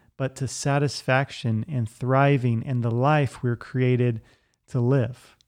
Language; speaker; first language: English; native; English